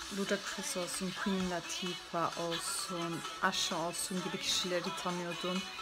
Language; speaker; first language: Turkish; early bilingual, heritage; Turkish